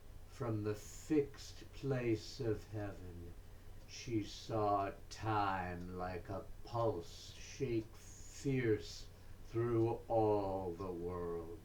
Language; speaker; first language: English; native; English